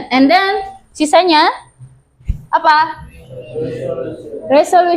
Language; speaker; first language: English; non-native, learner; Indonesian